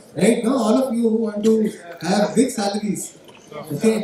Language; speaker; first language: English; non-native, local second language; Marathi